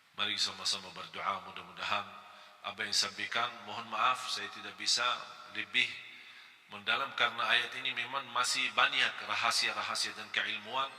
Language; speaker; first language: Malay; non-native, fluent; Arabic